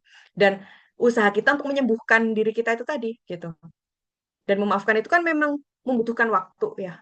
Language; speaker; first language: Indonesian; native; Indonesian